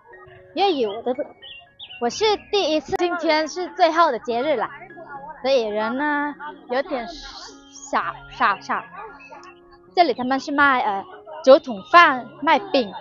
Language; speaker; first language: Chinese; non-native, fluent; Vietnamese